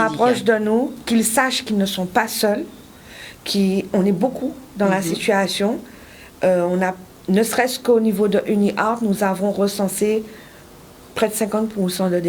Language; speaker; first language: French; native; French